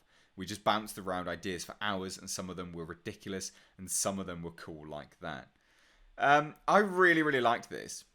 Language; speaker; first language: English; native; English